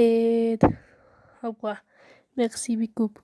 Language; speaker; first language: French; non-native, learner; Spanish